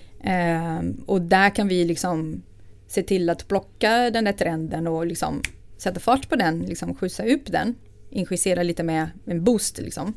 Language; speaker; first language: Swedish; non-native, fluent; Portuguese